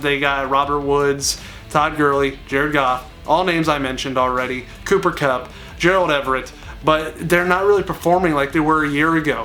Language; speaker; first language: English; native; English